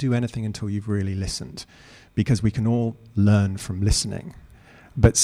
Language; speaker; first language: English; native; English